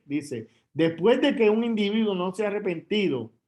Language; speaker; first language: Spanish; native; Spanish